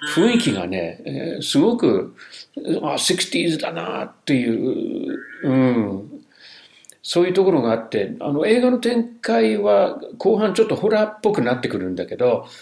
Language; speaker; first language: Japanese; non-native, fluent; English